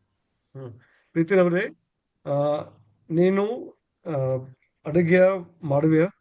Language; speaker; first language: Kannada; non-native, learner; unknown